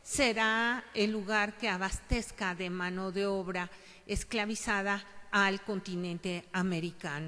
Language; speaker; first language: Spanish; native; Spanish